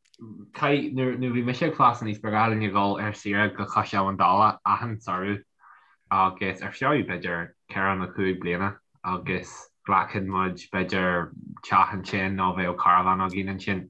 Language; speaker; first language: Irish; non-native, local second language; English